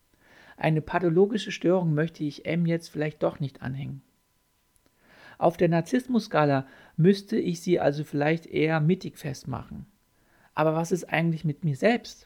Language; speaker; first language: German; native; German